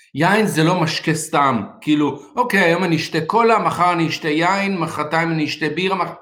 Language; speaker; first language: Hebrew; native; Hebrew